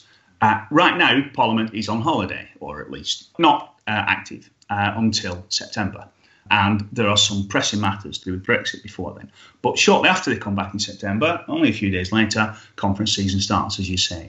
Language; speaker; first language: English; native; English